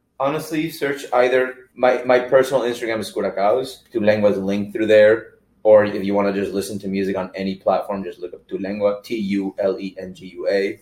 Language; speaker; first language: English; early bilingual, other home language; Spanish